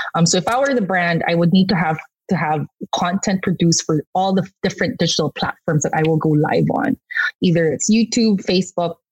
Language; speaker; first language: English; non-native, local second language; Korean